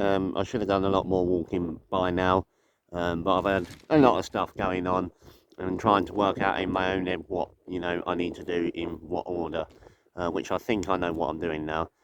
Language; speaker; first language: English; native; English